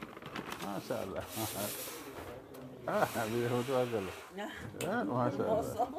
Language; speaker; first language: Spanish; non-native, fluent; Wolof